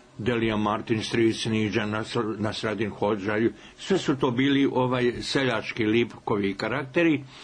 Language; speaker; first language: Serbian; native; Serbian